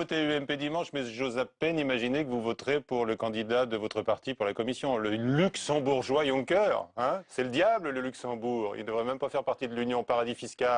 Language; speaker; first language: French; native; French